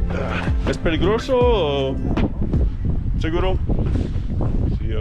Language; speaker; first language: Spanish; non-native, learner; English